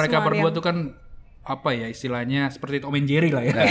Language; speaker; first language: Indonesian; native; Indonesian